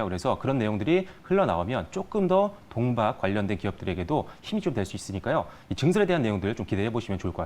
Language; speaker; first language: Korean; native; Korean